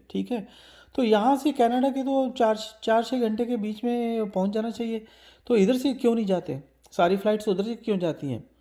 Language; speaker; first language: Hindi; native; Hindi